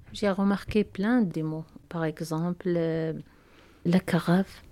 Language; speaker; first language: French; non-native, learner; Arabic